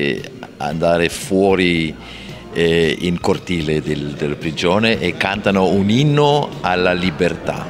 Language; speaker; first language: Italian; non-native, fluent; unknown